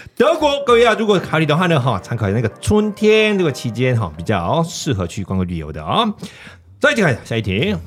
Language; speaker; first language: Chinese; non-native, fluent; Korean